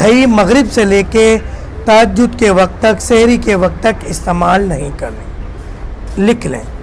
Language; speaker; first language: Urdu; non-native, local second language; Punjabi